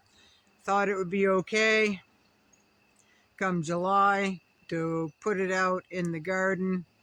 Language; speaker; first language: English; native; English